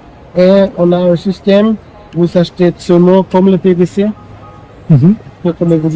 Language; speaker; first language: French; non-native, learner; German